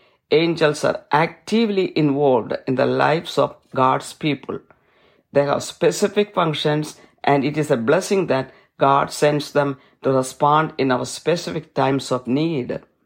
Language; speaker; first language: English; non-native, local second language; Malayalam